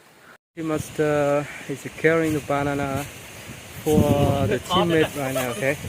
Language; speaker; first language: English; non-native, local second language; Khmer